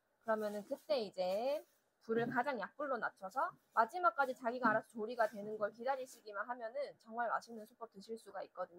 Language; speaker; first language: Korean; native; Korean